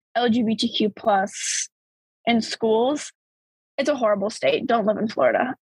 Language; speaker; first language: English; early bilingual, other home language; Bulgarian